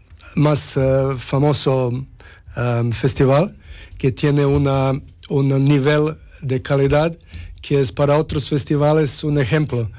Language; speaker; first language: Spanish; non-native, fluent; Serbian